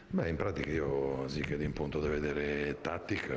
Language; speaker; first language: Romanian; non-native, fluent; Italian